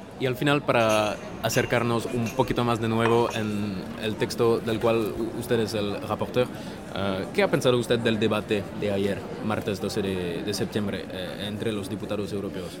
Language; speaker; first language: Spanish; non-native, fluent; French